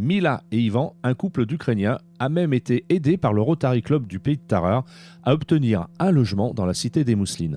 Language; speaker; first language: French; native; French